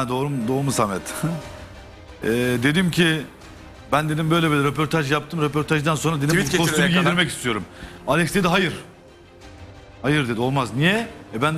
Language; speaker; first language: Turkish; native; Turkish